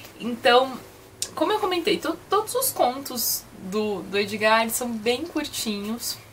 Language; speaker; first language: Portuguese; native; Portuguese